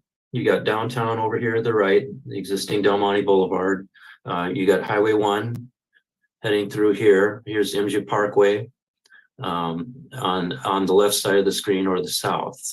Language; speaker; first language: English; native; English